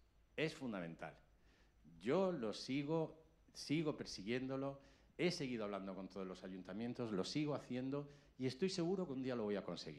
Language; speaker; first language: Spanish; native; Spanish